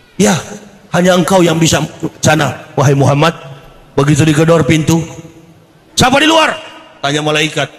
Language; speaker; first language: Indonesian; native; Indonesian